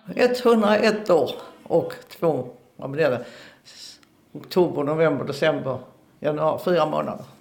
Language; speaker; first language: Swedish; native; Swedish